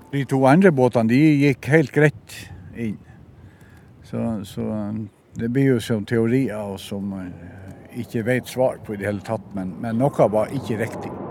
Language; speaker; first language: Norwegian; native; Norwegian